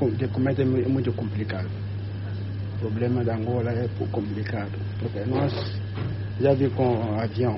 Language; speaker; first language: Portuguese; non-native, learner; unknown